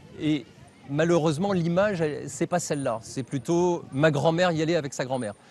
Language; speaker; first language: French; native; French